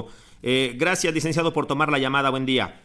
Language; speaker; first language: Spanish; native; Spanish